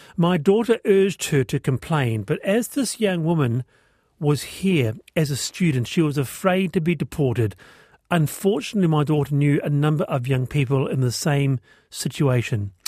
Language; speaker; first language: English; native; English